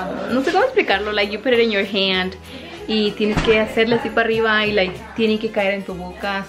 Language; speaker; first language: Spanish; early bilingual, heritage; Spanish